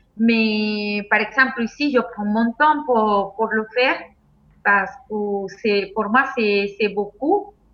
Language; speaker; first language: French; non-native, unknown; Spanish